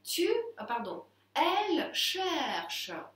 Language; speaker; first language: French; non-native, fluent; Russian